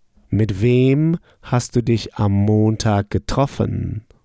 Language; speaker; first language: German; native; German